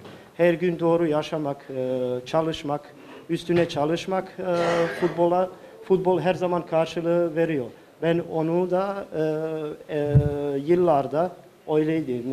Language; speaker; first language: Turkish; non-native, fluent; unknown